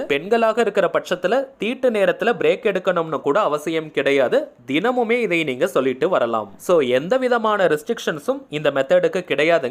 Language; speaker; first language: Tamil; native; Tamil